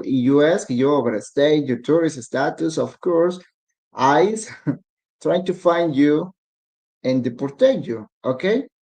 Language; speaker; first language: English; non-native, learner; Spanish